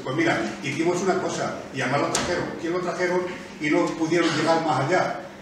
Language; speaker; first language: Spanish; native; Spanish